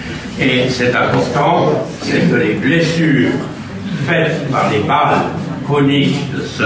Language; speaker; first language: French; native; French